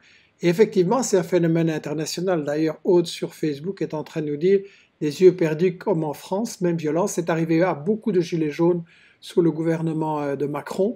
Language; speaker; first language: French; native; French